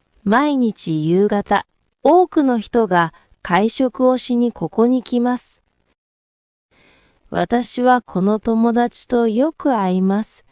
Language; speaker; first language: Japanese; non-native, fluent; Korean